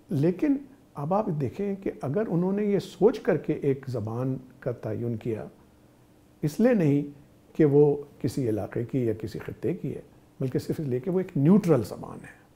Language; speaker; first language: Urdu; native; Urdu